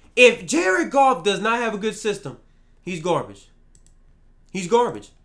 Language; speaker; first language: English; native; English